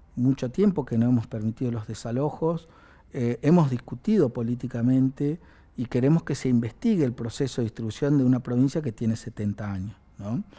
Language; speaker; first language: Spanish; native; Spanish